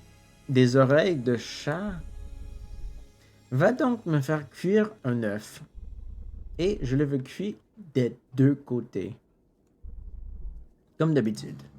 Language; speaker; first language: French; non-native, local second language; English